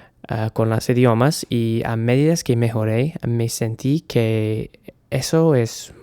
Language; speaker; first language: Spanish; non-native, learner; English